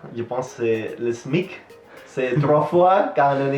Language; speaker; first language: French; non-native, fluent; Indonesian